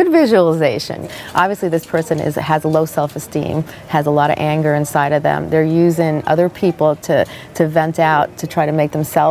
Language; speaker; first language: English; native; English